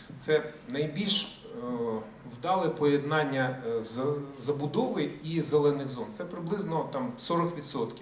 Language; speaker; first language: Ukrainian; early bilingual, other home language; Russian